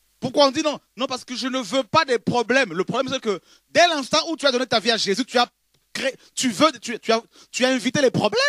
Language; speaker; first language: French; non-native, local second language; Lingala